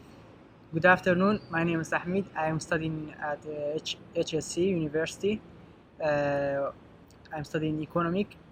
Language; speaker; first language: English; non-native, learner; Arabic